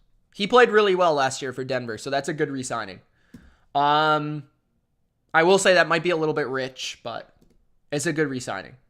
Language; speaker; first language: English; native; English